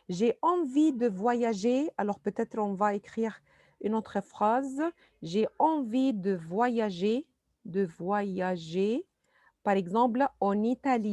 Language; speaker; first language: French; non-native, fluent; Arabic